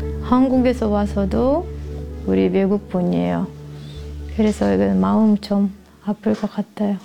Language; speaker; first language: Korean; non-native, learner; Russian